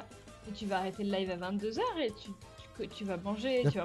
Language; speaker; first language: French; native; French